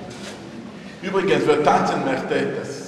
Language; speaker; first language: German; non-native, fluent; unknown